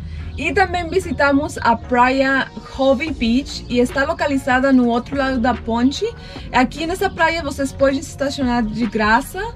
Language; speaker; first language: Portuguese; non-native, fluent; Spanish